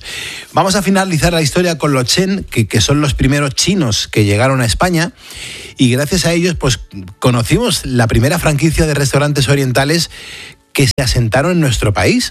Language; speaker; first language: Spanish; native; Spanish